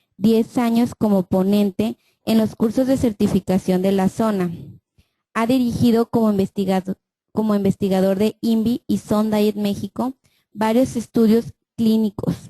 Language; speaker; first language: Spanish; native; Spanish